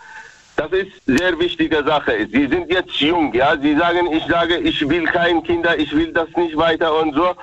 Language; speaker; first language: German; non-native, learner; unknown